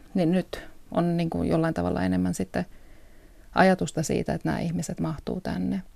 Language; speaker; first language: Finnish; early bilingual, heritage; Finnish